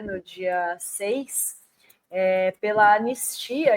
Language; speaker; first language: Portuguese; native; Portuguese